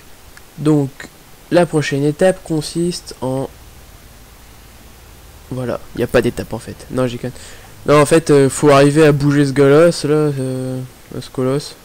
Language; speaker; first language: French; native; French